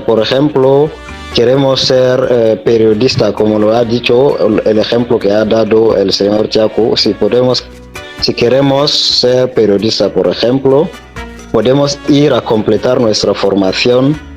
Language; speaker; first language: Spanish; non-native, fluent; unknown